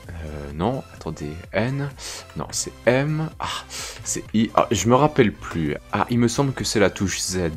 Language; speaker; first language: French; native; French